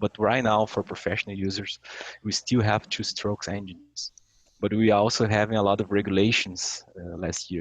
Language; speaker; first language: English; non-native, learner; Portuguese